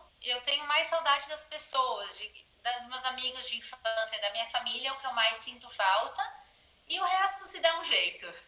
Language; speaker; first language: Portuguese; native; Portuguese